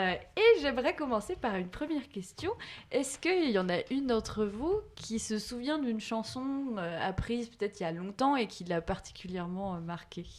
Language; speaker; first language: French; native; French